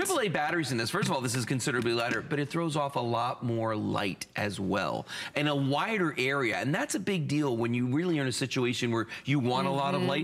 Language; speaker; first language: English; native; English